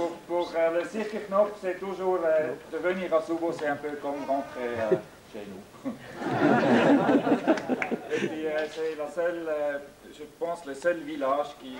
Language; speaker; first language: French; non-native, local second language; German